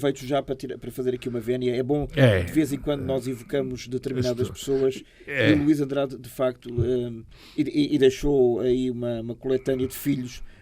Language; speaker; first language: Portuguese; native; Portuguese